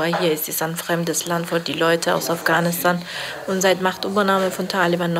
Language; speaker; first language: German; non-native, fluent; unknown